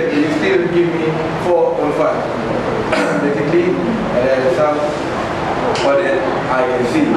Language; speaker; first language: English; non-native, learner; Malay